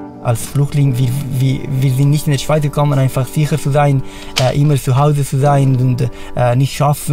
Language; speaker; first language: German; non-native, fluent; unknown